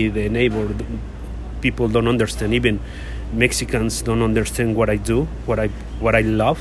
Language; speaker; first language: English; non-native, learner; Spanish